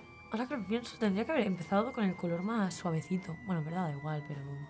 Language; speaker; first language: Spanish; native; Spanish